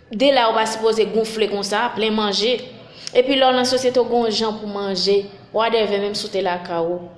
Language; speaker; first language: French; non-native, local second language; Haitian Creole